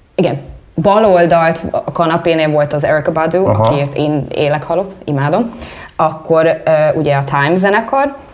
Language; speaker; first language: Hungarian; early bilingual, heritage; Hungarian